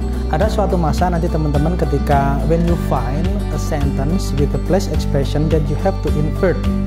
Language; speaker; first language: English; non-native, fluent; Indonesian